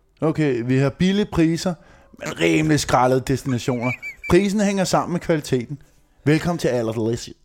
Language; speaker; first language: Danish; native; Danish